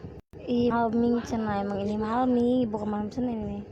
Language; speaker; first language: Indonesian; native; Indonesian